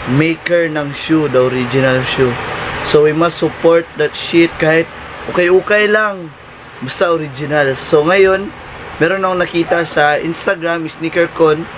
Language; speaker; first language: Filipino; non-native, local second language; Cebuano